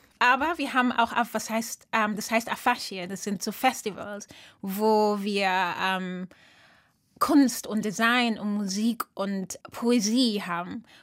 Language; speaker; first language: German; early bilingual, other home language; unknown